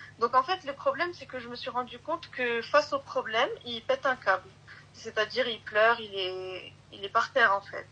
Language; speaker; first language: French; early bilingual, other home language; Arabic